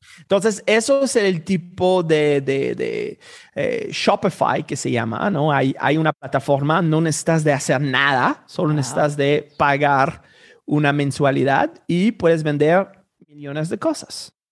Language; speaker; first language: Spanish; non-native, fluent; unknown